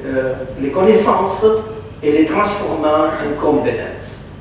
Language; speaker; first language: French; non-native, fluent; Catalan